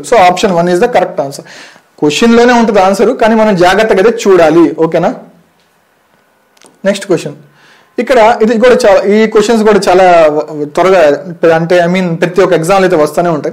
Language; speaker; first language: Telugu; native; Telugu